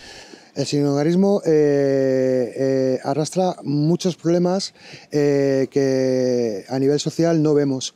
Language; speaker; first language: Spanish; native; Spanish